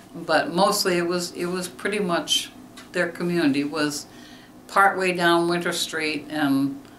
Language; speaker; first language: English; native; English